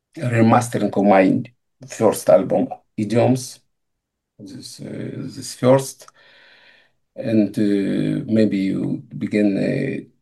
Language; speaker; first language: English; non-native, learner; Russian